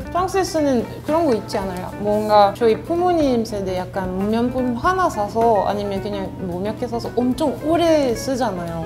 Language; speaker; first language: Korean; non-native, fluent; French